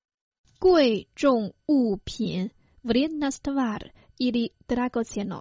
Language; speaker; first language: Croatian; non-native, fluent; Chinese